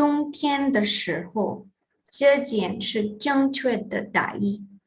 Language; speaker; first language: Chinese; non-native, fluent; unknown